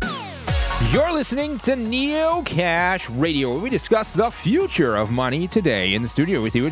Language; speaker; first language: English; native; English